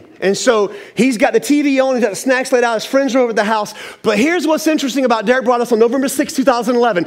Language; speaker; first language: English; native; English